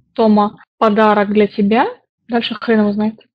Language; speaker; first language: Russian; native; Russian